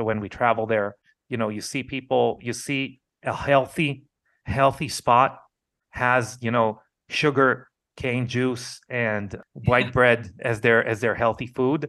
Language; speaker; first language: English; non-native, fluent; Hebrew